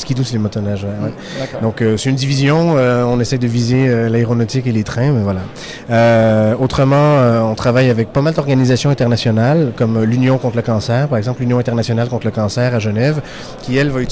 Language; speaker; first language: French; native; French